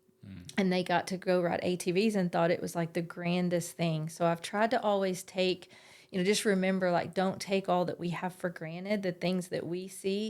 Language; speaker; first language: English; native; English